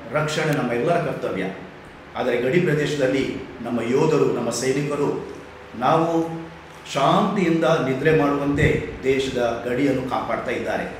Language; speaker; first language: Kannada; non-native, local second language; Konkani